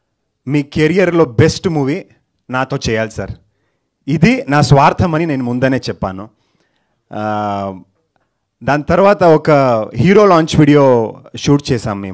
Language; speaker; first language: Telugu; non-native, learner; Kannada